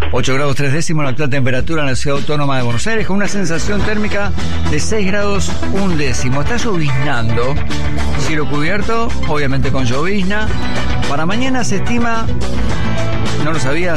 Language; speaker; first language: Spanish; native; Spanish